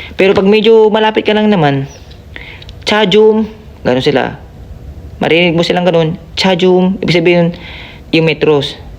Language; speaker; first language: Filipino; native; Filipino